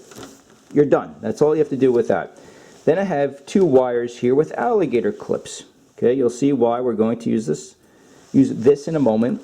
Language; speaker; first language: English; native; English